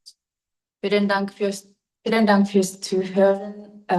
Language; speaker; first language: German; non-native, fluent; Japanese